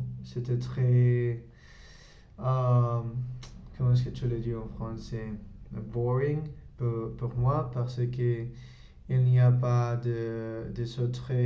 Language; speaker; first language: French; non-native, learner; Spanish